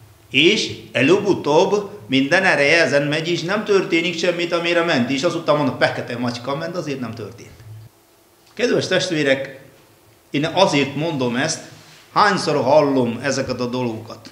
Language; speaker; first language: Hungarian; non-native, fluent; Malayalam